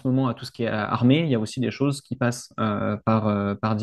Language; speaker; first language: French; native; French